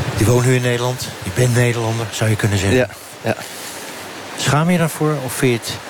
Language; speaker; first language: Dutch; native; Dutch